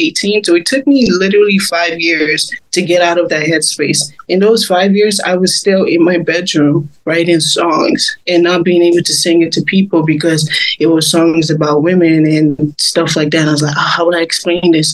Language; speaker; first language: English; non-native, local second language; Igbo